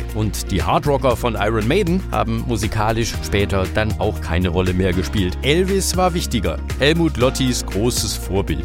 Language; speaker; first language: German; native; German